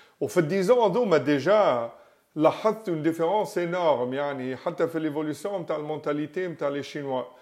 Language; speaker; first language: French; non-native, local second language; Arabic